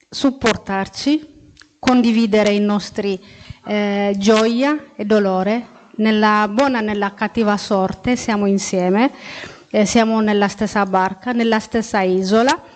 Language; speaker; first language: Italian; non-native, fluent; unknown